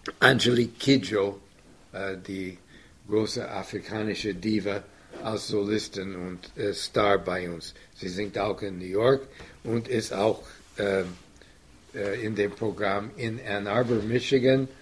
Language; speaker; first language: German; non-native, fluent; English